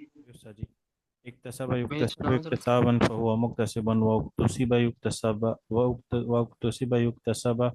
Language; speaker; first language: Arabic; non-native, learner; Urdu